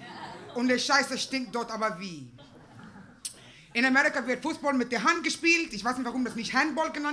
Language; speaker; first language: German; non-native, fluent; English